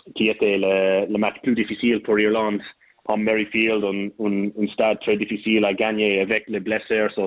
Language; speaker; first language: French; non-native, learner; English